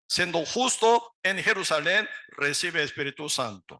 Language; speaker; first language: Spanish; non-native, learner; Korean